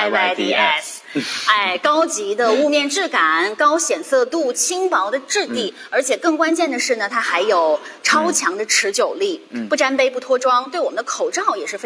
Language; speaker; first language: Chinese; native; Chinese